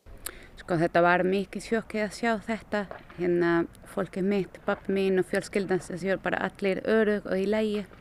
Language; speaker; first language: Icelandic; non-native, fluent; Spanish